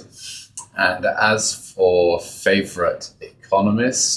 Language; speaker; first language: English; native; English